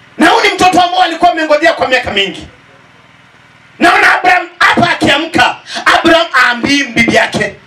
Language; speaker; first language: Swahili; non-native, local second language; Kikuyu